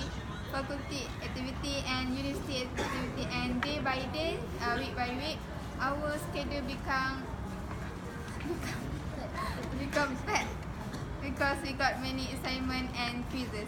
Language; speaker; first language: English; non-native, local second language; Malay